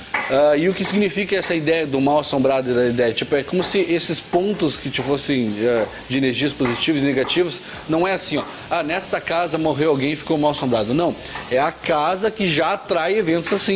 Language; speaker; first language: Portuguese; native; Portuguese